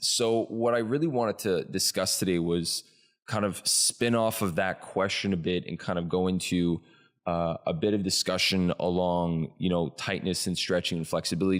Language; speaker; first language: English; native; English